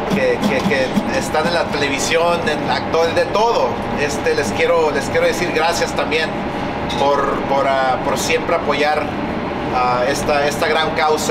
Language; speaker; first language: Spanish; early bilingual, heritage; Spanish